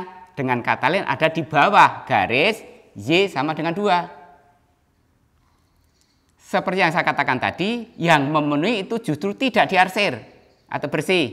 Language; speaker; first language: Indonesian; native; Indonesian